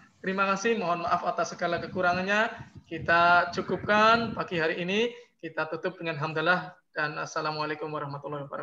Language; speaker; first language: Indonesian; native; Indonesian